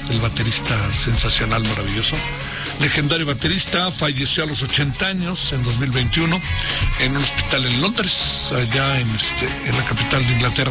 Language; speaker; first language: Spanish; native; Spanish